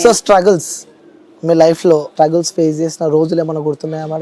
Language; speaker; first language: Telugu; native; Telugu